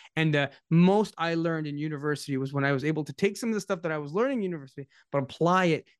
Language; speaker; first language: English; native; English